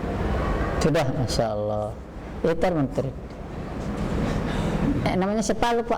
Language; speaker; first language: Indonesian; native; Indonesian